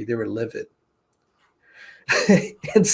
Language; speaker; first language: English; native; English